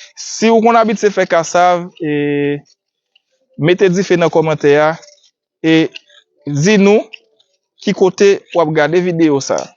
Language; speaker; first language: Haitian Creole; native; Haitian Creole